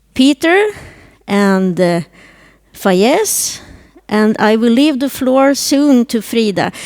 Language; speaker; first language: English; non-native, fluent; Swedish